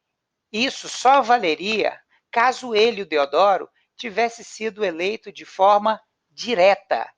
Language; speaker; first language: Portuguese; native; Portuguese